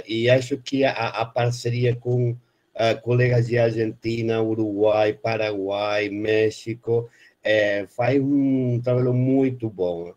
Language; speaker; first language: Portuguese; non-native, fluent; Spanish